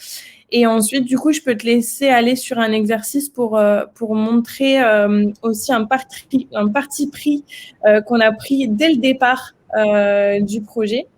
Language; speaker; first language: French; native; French